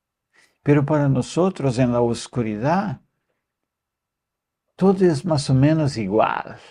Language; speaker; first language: Spanish; non-native, fluent; Portuguese